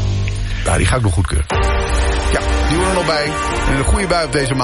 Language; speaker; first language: Dutch; native; Dutch